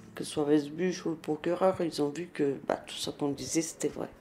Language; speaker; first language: French; early bilingual, other home language; Italian